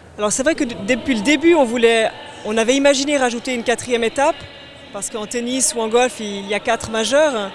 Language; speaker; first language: French; native; French